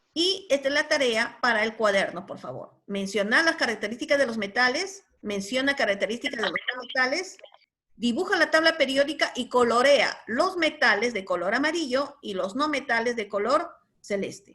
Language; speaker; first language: Spanish; native; Spanish